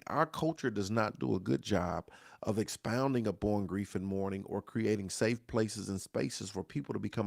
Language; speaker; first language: English; native; English